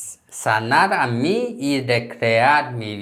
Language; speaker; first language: Spanish; non-native, learner; Korean